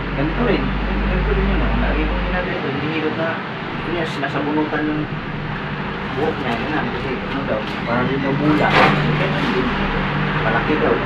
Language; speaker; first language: Filipino; non-native, local second language; Cebuano